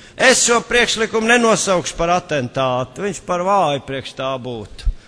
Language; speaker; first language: Latvian; native; Latvian